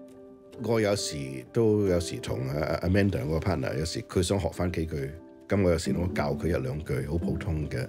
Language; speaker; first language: Cantonese; early bilingual, heritage; Cantonese